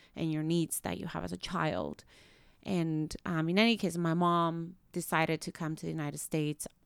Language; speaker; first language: English; early bilingual, other home language; Spanish